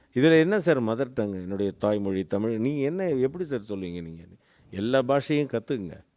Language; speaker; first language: Tamil; native; Tamil